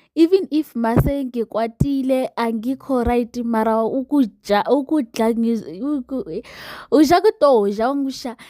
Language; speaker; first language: Zulu; non-native, local second language; Southern Sotho